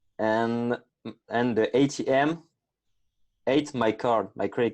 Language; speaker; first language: English; non-native, learner; French